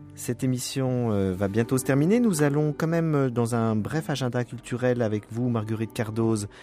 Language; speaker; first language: French; native; French